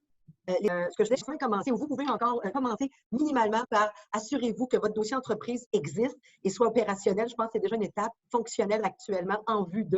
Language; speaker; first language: French; native; French